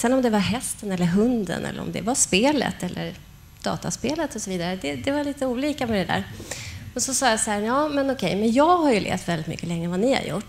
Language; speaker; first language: Swedish; native; Swedish